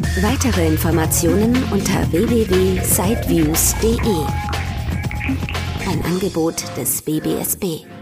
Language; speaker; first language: German; native; German